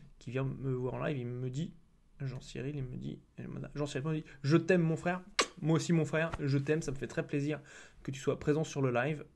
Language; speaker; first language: French; native; French